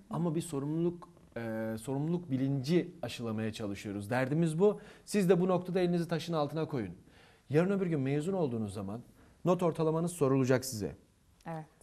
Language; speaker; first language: Turkish; non-native, local second language; Kurdish